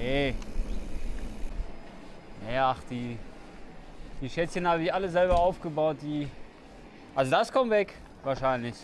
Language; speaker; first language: German; native; German